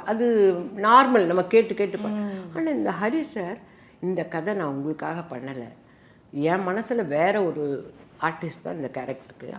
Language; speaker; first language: Tamil; native; Tamil